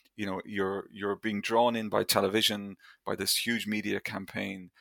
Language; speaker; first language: English; native; English